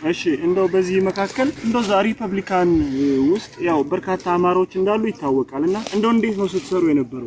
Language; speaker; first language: Amharic; native; Amharic